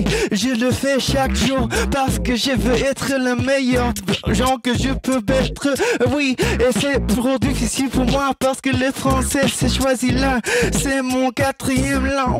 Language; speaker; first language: French; non-native, learner; English